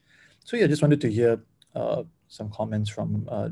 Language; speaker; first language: English; non-native, local second language; Malay